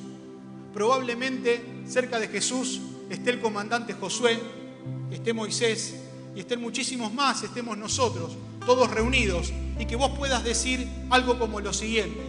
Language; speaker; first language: Spanish; native; Spanish